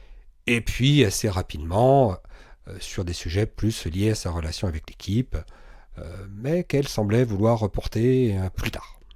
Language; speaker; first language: French; native; French